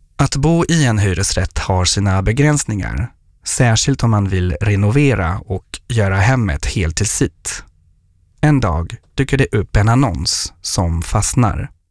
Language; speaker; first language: Swedish; non-native, fluent; French